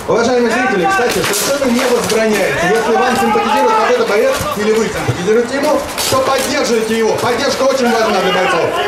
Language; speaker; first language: Russian; native; Russian